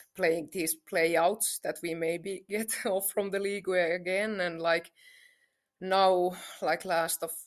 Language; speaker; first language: English; non-native, fluent; Finnish